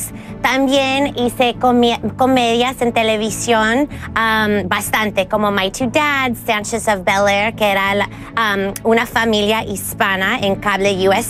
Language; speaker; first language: Spanish; early bilingual, heritage; English